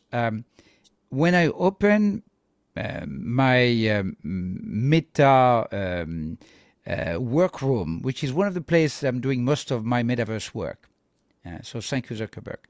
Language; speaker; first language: English; non-native, fluent; French